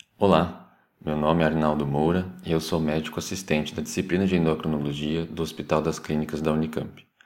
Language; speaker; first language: Portuguese; native; Portuguese